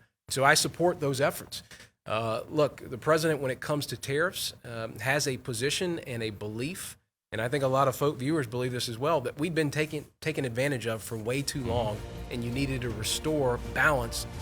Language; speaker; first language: English; native; English